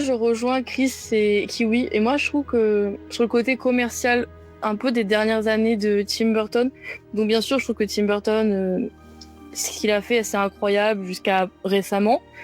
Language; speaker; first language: French; native; French